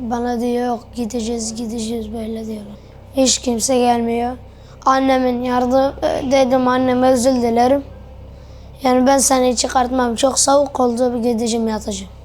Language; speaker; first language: Turkish; early bilingual, other home language; Arabic